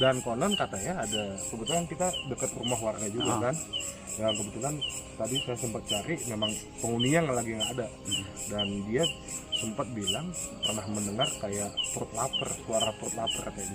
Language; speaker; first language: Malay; non-native, local second language; Balinese